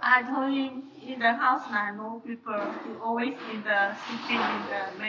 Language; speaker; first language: English; non-native, learner; Thai